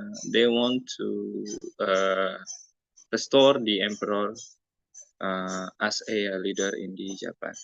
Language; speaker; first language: English; non-native, learner; Indonesian